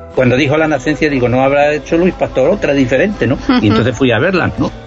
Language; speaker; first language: Spanish; native; Spanish